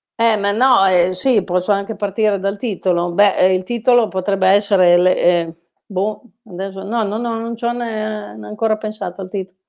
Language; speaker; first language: Italian; native; Italian